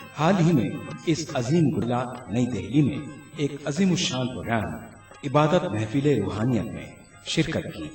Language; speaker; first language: Urdu; native; Urdu